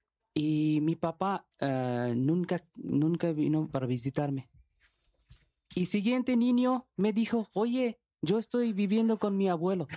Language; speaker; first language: Spanish; non-native, learner; Bangla